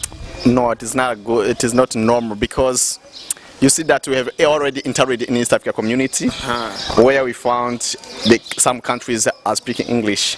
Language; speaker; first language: English; non-native, local second language; Rundi